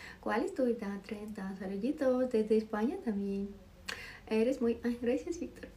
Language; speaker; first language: Spanish; non-native, learner; Russian